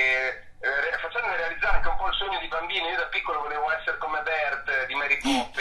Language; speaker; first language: Italian; native; Italian